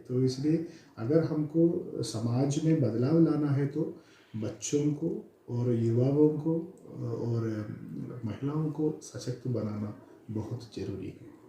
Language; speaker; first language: Hindi; non-native, local second language; Malayalam